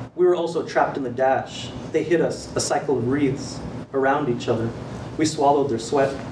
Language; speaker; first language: English; native; English